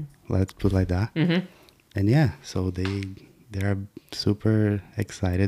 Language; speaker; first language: English; non-native, fluent; Portuguese